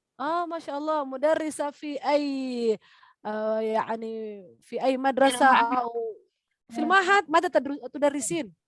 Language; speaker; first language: Arabic; non-native, fluent; Indonesian